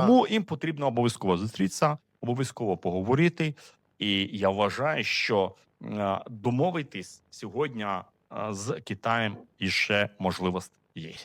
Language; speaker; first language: Ukrainian; non-native, fluent; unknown